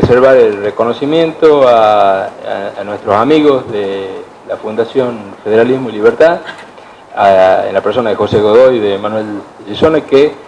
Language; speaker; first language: Spanish; native; Spanish